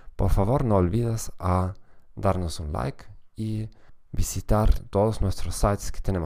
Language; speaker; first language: Spanish; non-native, fluent; German